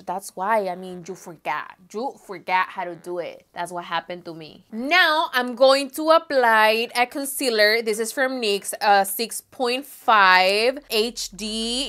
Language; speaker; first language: English; non-native, fluent; Spanish